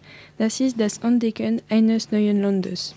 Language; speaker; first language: German; non-native, learner; French